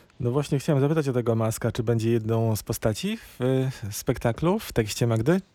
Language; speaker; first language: Polish; native; Polish